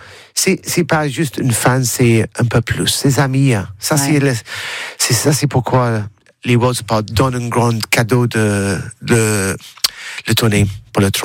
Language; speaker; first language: French; non-native, learner; English